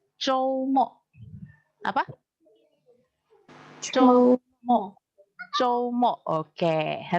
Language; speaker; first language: Chinese; non-native, fluent; Indonesian